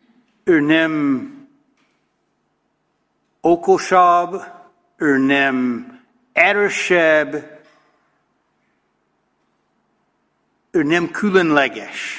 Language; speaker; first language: Hungarian; non-native, fluent; English